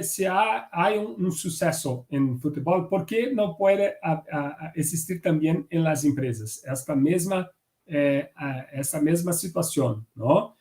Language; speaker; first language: Spanish; non-native, fluent; Portuguese